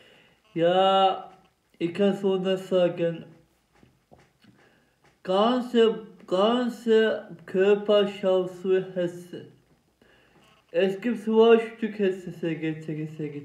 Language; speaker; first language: German; non-native, learner; Turkish